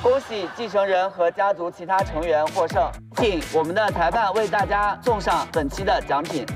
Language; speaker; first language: Chinese; native; Chinese